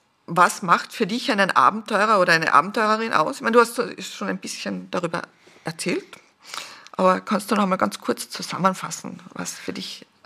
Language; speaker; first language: German; native; German